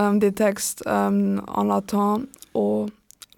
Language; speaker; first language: French; non-native, learner; German